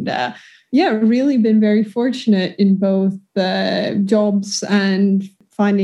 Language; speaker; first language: English; non-native, fluent; Swedish